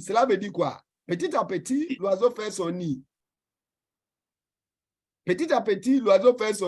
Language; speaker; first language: French; non-native, fluent; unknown